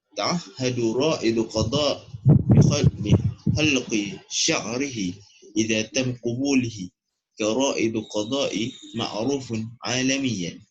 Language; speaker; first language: Arabic; non-native, learner; Malay